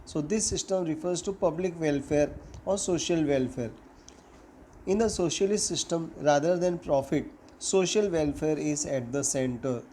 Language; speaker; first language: English; non-native, local second language; Gujarati